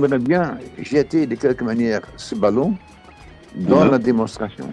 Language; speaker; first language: French; non-native, fluent; Dutch